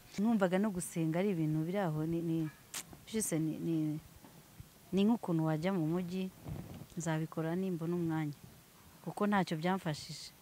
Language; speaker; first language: Kinyarwanda; early bilingual, heritage; Swahili